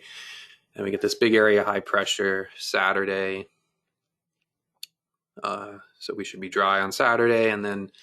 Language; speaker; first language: English; native; English